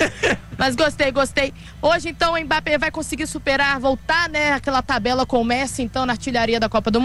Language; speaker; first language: Portuguese; native; Portuguese